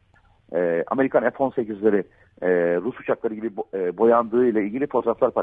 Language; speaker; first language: Turkish; native; Turkish